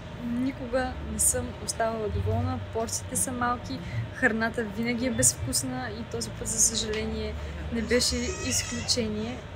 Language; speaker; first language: Bulgarian; native; Bulgarian